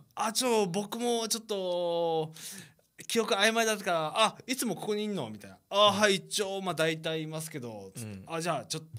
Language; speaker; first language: Japanese; native; Japanese